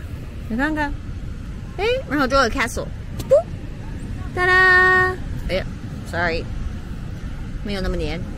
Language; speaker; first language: Chinese; native; Chinese